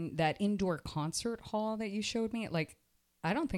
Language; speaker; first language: English; native; English